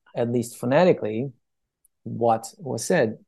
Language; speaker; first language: English; early bilingual, other home language; Persian